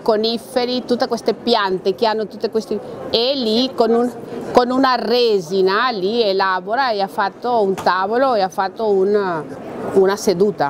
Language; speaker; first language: Italian; non-native, fluent; Spanish